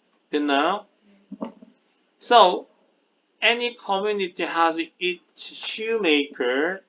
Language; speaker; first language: English; non-native, fluent; Korean